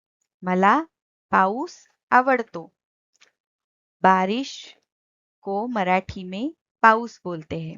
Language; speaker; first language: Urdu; non-native, local second language; Marathi